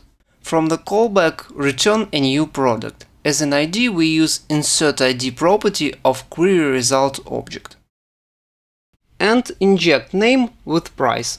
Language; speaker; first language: English; non-native, fluent; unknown